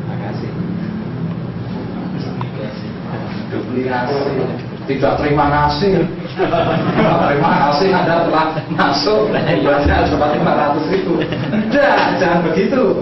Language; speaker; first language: Indonesian; native; Indonesian